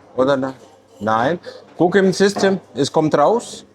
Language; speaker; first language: German; non-native, learner; Urdu